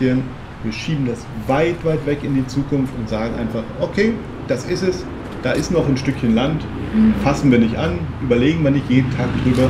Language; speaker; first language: German; native; German